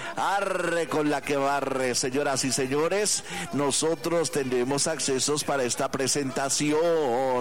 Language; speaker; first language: Spanish; native; Spanish